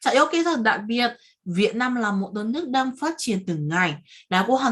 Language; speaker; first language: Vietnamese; non-native, fluent; Korean